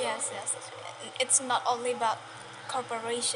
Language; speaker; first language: English; non-native, local second language; Indonesian